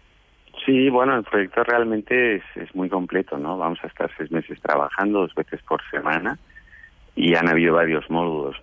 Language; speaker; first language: Spanish; native; Spanish